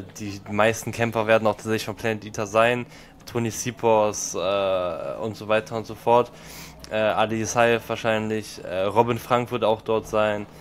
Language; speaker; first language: German; native; German